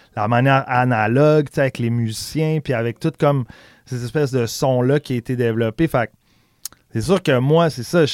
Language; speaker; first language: French; native; French